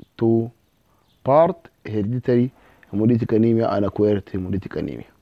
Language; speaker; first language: English; non-native, fluent; Arabic